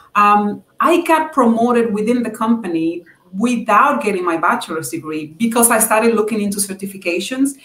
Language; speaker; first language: English; non-native, fluent; Spanish